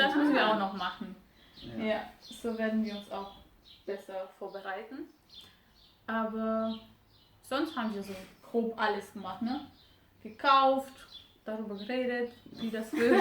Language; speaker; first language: German; non-native, fluent; Romanian